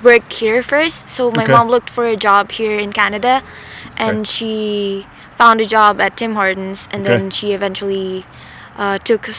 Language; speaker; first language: English; non-native, local second language; Filipino